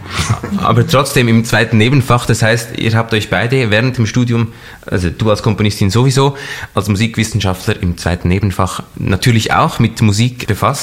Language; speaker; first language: German; native; German